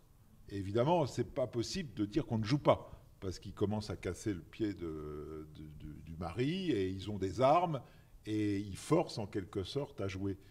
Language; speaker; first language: French; native; French